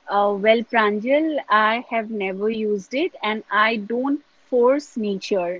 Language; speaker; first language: English; non-native, local second language; Assamese